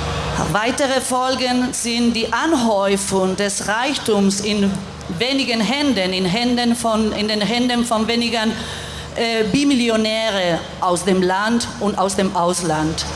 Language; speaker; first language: German; non-native, fluent; Spanish